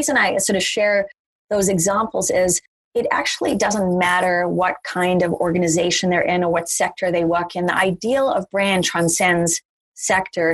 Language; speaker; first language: English; native; English